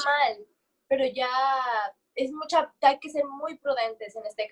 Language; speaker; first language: Spanish; native; Spanish